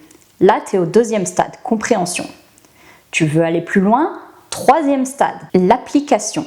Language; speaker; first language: French; native; French